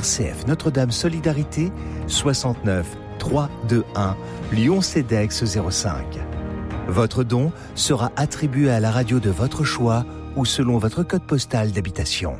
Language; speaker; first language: French; native; French